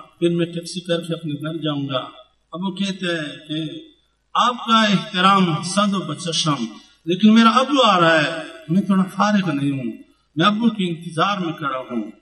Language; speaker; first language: Urdu; non-native, local second language; Pashto